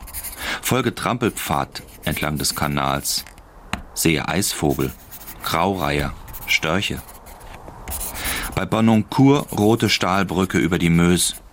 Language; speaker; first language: German; native; German